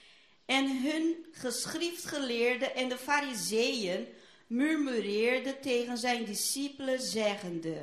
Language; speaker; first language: Dutch; non-native, fluent; Portuguese